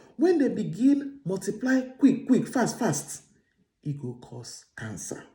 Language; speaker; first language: Nigerian Pidgin; non-native, local second language; Igbo